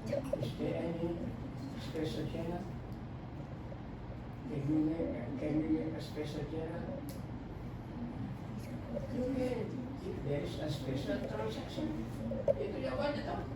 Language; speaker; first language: English; non-native, fluent; Indonesian